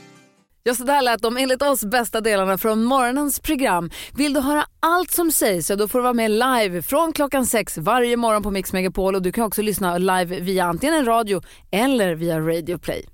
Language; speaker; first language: Swedish; native; Swedish